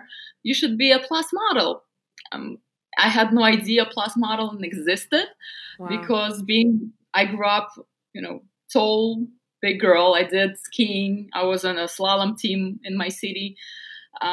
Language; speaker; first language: English; non-native, fluent; Russian